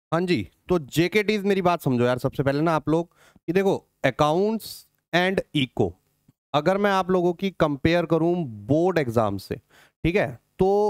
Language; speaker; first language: Hindi; native; Hindi